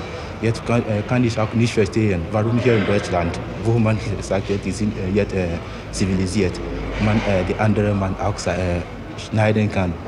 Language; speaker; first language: German; non-native, learner; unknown